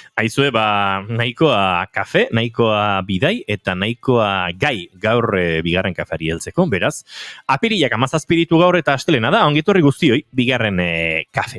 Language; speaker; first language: Basque; native; Basque